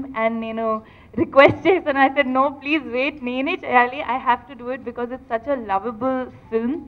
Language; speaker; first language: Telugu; non-native, learner; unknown